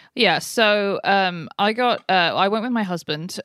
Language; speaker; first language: English; native; English